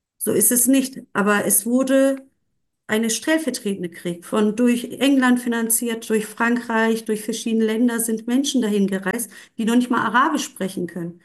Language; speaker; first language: German; non-native, fluent; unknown